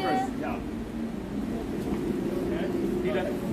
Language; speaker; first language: English; non-native, learner; Chinese